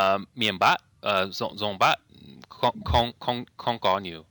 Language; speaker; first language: Vietnamese; non-native, learner; English